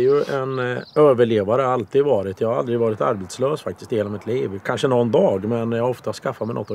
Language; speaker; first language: Swedish; native; Swedish